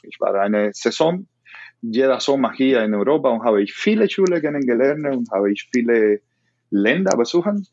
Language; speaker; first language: German; non-native, fluent; Spanish